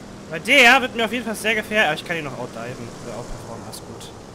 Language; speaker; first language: German; native; German